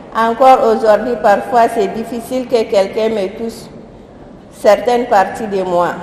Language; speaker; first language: French; non-native, local second language; Soninke